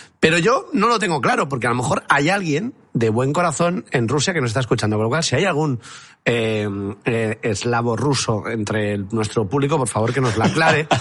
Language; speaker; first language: Spanish; native; Spanish